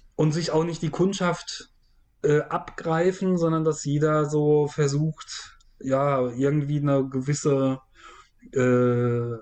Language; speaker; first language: German; native; German